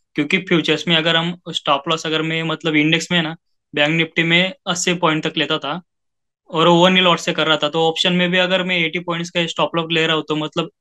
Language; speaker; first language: Hindi; non-native, local second language; Marathi